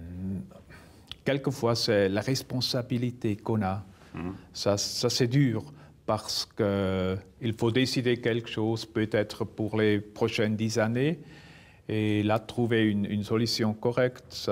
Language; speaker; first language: French; non-native, local second language; German